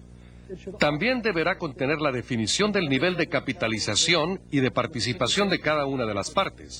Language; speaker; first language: Spanish; native; Spanish